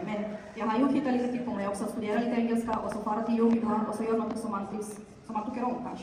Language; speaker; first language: Swedish; non-native, fluent; Bulgarian